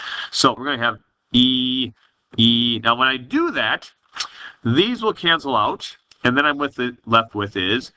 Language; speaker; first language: English; native; English